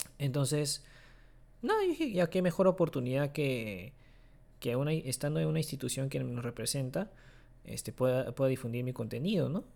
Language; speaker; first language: Spanish; early bilingual, other home language; Japanese